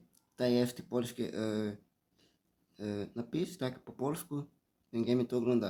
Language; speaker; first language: Polish; early bilingual, heritage; Portuguese